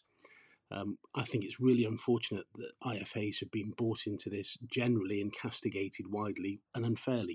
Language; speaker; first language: English; native; English